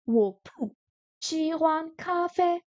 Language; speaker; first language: Chinese; non-native, learner; French